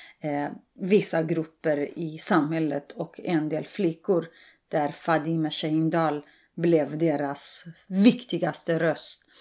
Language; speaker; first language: Swedish; non-native, fluent; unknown